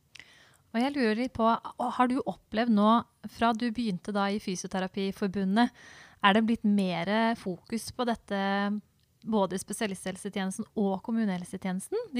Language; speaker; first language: Norwegian; native; Norwegian